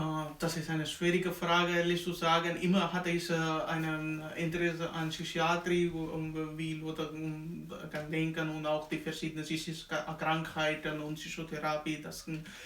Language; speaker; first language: German; non-native, learner; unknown